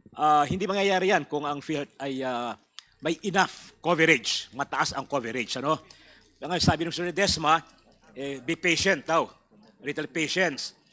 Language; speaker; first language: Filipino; native; Filipino